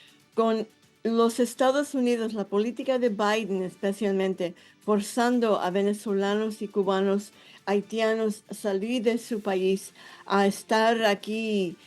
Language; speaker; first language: Spanish; non-native, fluent; English